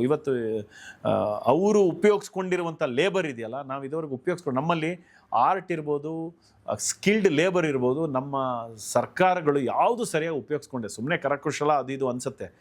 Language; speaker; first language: Kannada; native; Kannada